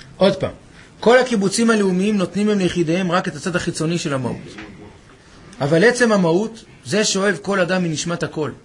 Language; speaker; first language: Hebrew; native; Hebrew